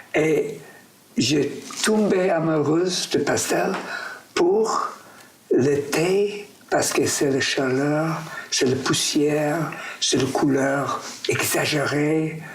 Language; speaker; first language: French; non-native, fluent; English